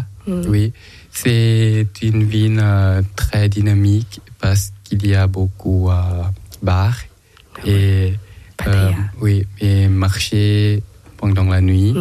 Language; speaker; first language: French; non-native, learner; Thai